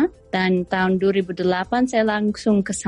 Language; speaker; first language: Indonesian; non-native, fluent; English